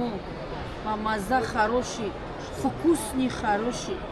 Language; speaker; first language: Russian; non-native, learner; Tajik